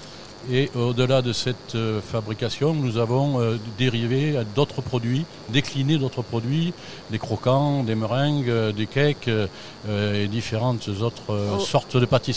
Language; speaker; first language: French; native; French